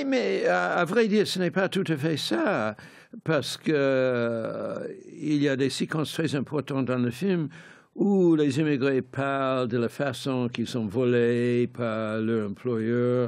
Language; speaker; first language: French; non-native, fluent; English